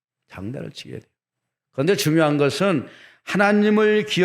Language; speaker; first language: Korean; native; Korean